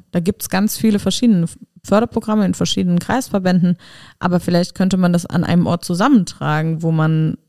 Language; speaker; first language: German; native; German